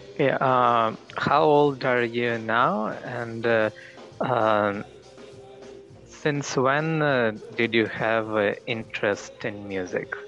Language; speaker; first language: English; non-native, fluent; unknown